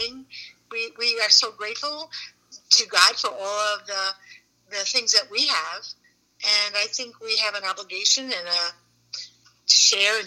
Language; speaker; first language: English; native; English